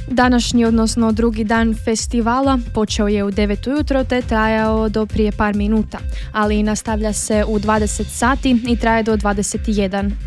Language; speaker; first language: Croatian; native; Croatian